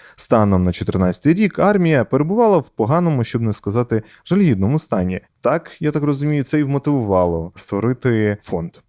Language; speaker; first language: Ukrainian; native; Ukrainian